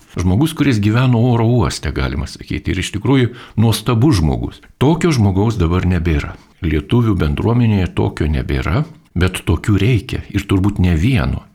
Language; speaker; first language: Lithuanian; native; Lithuanian